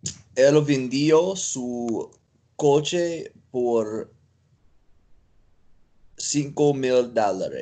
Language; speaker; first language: Spanish; non-native, learner; English